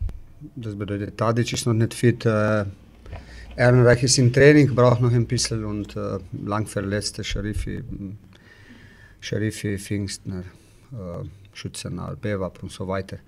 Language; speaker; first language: German; non-native, fluent; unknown